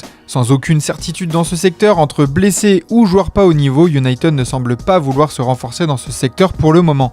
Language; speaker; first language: French; native; French